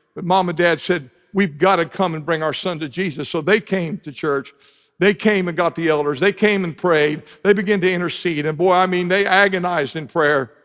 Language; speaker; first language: English; native; English